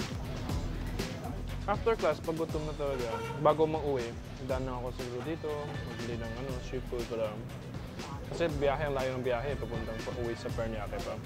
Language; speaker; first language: Filipino; non-native, fluent; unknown